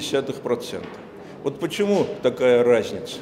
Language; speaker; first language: Russian; native; Russian